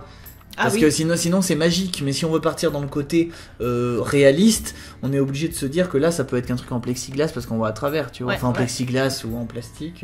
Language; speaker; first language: French; native; French